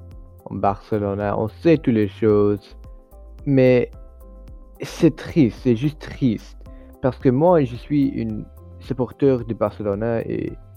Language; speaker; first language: French; non-native, learner; English